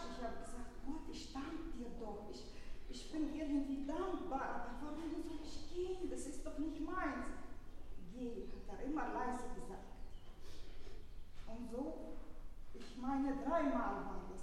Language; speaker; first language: German; early bilingual, other home language; Russian